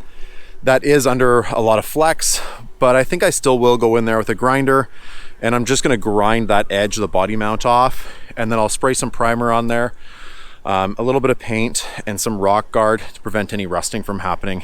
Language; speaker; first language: English; native; English